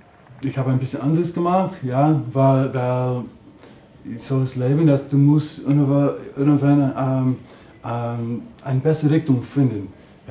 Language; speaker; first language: German; non-native, learner; English